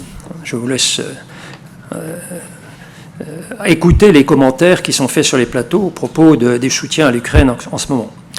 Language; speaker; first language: French; native; French